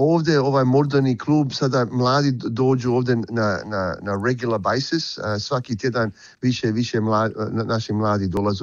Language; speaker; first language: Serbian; early bilingual, heritage; Croatian